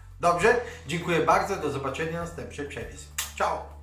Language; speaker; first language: Polish; non-native, learner; Italian